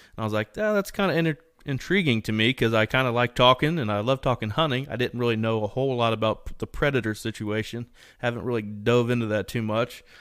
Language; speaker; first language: English; native; English